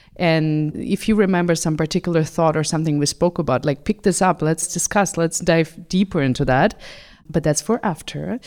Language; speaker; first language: English; non-native, fluent; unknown